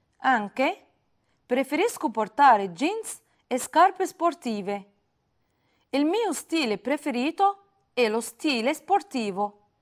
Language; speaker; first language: Italian; non-native, fluent; Arabic